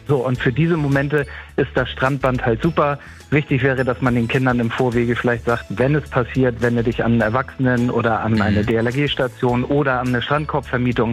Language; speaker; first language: German; native; German